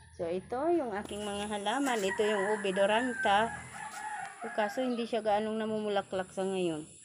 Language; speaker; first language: Filipino; non-native, local second language; Bikol